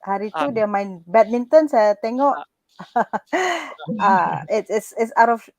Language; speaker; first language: Malay; native; Malay